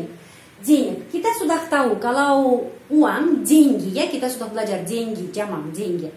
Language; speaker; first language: Indonesian; non-native, fluent; Russian